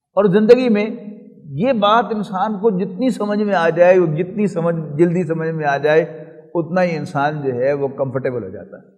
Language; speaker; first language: Urdu; non-native, local second language; Punjabi